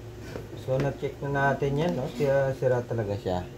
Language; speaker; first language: Filipino; native; Filipino